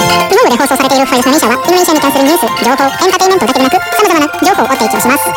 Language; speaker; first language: Japanese; non-native, fluent; Indonesian